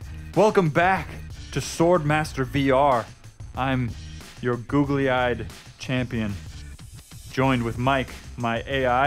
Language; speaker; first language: English; native; English